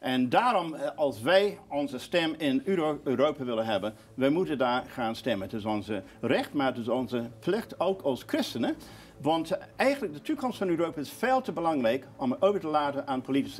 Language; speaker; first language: Dutch; non-native, fluent; English